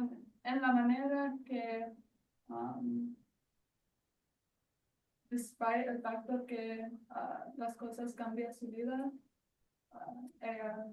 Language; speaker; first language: Spanish; non-native, learner; English